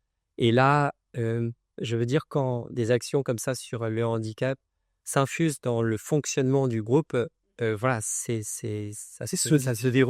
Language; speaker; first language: French; native; French